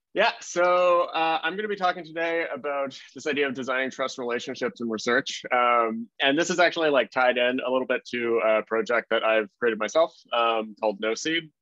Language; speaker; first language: English; native; English